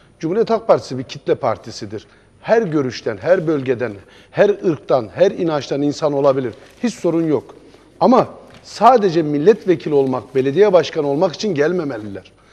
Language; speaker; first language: Turkish; native; Turkish